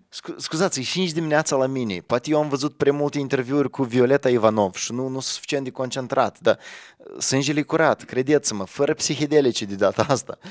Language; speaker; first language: Romanian; native; Romanian